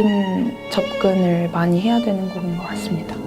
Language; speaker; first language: Korean; native; Korean